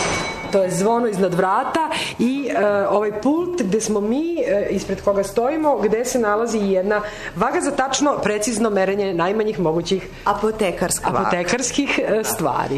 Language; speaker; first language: Serbian; native; Serbian